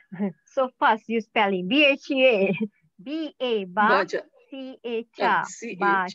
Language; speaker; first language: English; non-native, learner; Malay